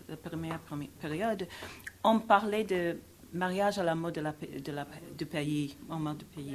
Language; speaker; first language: French; non-native, fluent; English